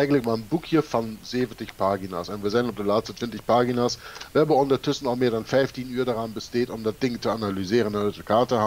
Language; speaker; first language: Dutch; non-native, fluent; German